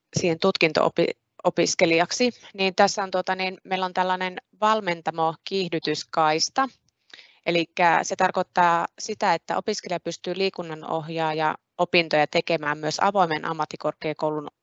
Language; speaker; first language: Finnish; native; Finnish